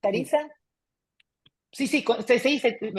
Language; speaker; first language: Spanish; native; Spanish